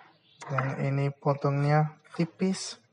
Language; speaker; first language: Indonesian; non-native, fluent; Bangla